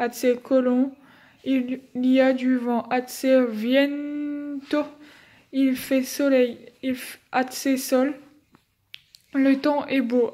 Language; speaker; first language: French; native; French